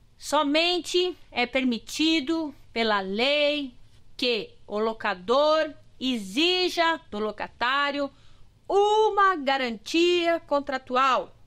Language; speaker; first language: Portuguese; native; Portuguese